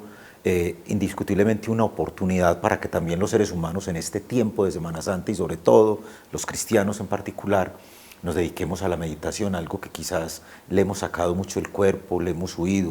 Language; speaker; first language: Spanish; native; Spanish